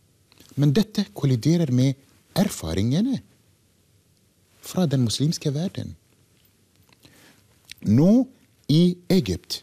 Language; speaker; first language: Norwegian; non-native, fluent; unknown